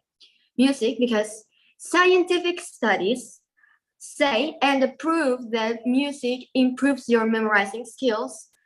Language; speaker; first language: English; non-native, fluent; Spanish